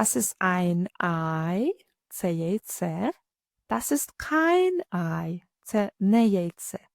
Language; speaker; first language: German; non-native, fluent; Ukrainian